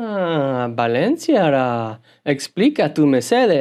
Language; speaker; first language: Basque; non-native, learner; English